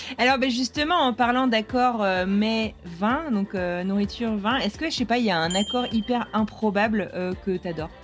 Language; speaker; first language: French; native; French